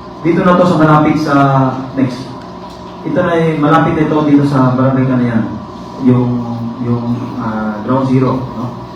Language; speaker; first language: Filipino; non-native, local second language; Cebuano